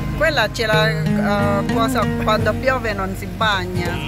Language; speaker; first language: Italian; non-native, learner; Filipino